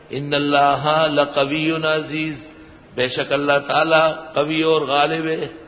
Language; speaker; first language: Urdu; non-native, local second language; Pashto